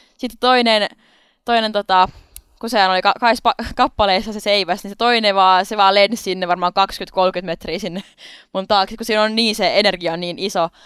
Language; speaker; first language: Finnish; non-native, local second language; Swedish